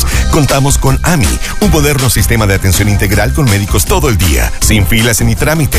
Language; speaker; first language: Spanish; native; Spanish